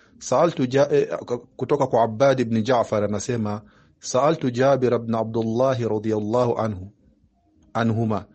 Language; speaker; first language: Swahili; native; Swahili